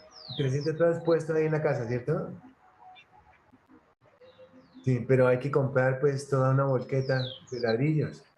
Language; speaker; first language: Spanish; native; Spanish